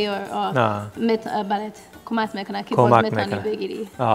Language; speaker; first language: Persian; early bilingual, heritage; Persian